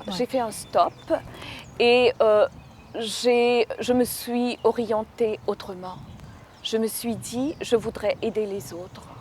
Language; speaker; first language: French; non-native, local second language; Morisyen